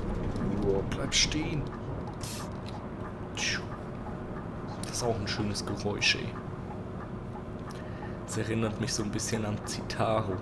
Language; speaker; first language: German; native; German